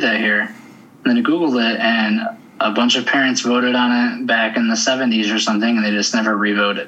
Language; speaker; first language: English; native; English